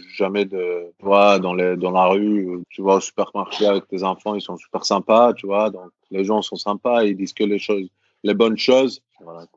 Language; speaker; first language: French; non-native, fluent; Greek